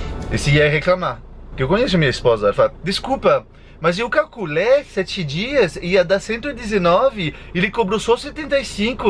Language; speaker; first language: Portuguese; non-native, fluent; French